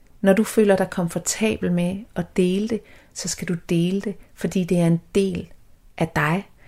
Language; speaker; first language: Danish; native; Danish